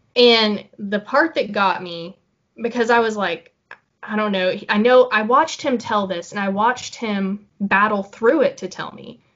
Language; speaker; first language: English; native; English